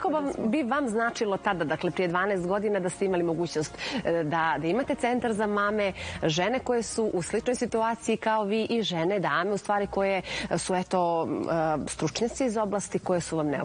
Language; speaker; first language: Serbian; native; Serbian